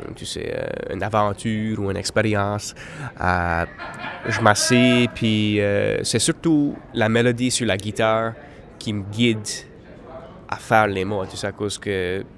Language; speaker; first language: French; native; French